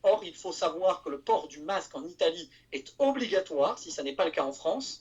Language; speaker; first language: French; native; French